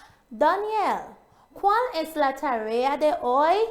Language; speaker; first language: Spanish; non-native, fluent; English